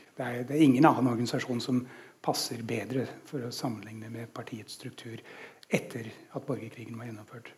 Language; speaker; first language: Norwegian; non-native, fluent; English